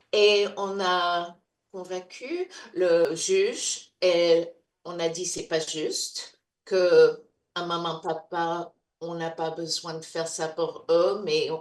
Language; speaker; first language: French; non-native, fluent; English